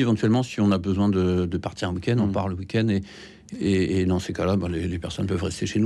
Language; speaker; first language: French; native; French